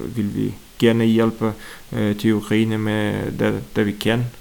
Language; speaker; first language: Danish; non-native, fluent; Russian